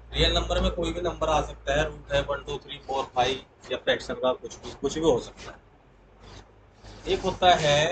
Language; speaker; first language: Hindi; native; Hindi